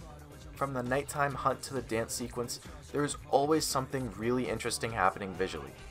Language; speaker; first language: English; native; English